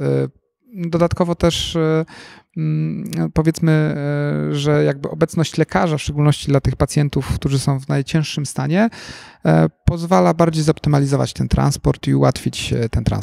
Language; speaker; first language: Polish; native; Polish